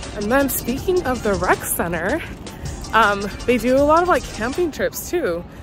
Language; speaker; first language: English; native; English